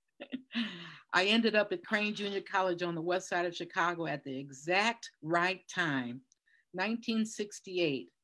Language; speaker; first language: English; native; English